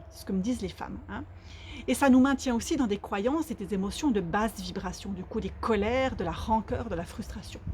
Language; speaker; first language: French; native; French